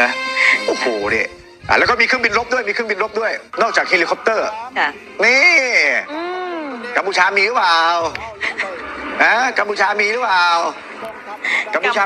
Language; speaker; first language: Thai; native; Thai